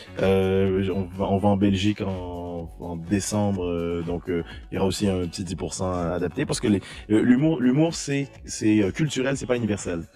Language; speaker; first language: French; native; French